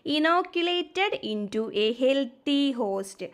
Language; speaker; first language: English; non-native, local second language; Malayalam